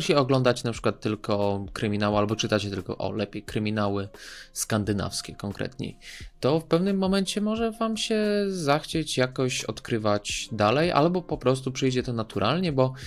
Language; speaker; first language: Polish; native; Polish